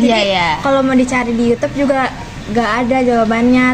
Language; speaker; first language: Indonesian; native; Indonesian